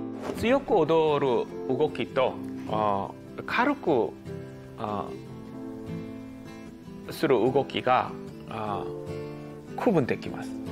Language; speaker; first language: Japanese; non-native, learner; Korean